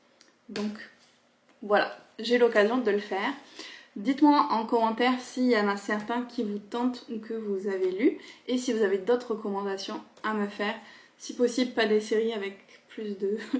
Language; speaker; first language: French; native; French